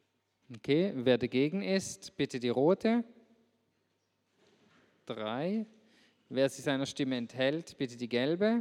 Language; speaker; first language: German; native; German